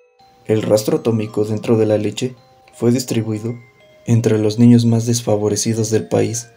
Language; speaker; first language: Spanish; native; Spanish